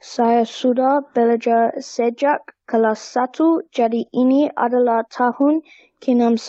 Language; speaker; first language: Indonesian; non-native, learner; English